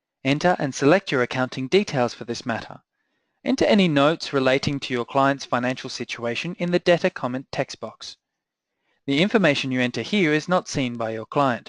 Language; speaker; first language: English; native; English